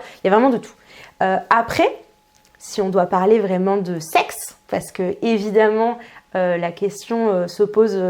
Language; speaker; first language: French; native; French